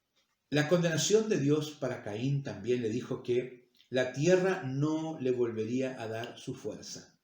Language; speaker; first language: Spanish; native; Spanish